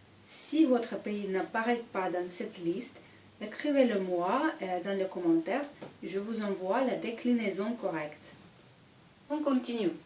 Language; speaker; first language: French; non-native, fluent; Russian